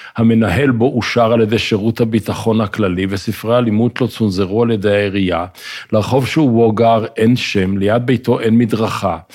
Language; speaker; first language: Hebrew; native; Hebrew